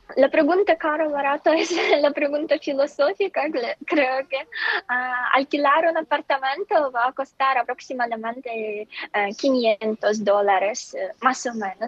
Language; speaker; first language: Spanish; non-native, fluent; Ukrainian